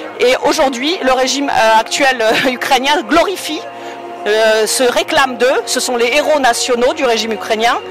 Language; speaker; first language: French; non-native, fluent; Polish